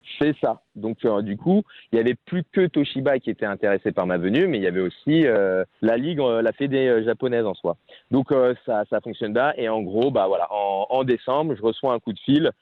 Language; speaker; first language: French; native; French